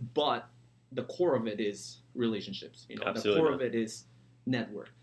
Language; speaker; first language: English; early bilingual, other home language; Spanish